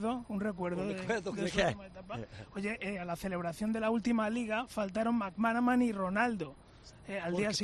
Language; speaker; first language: Spanish; native; Spanish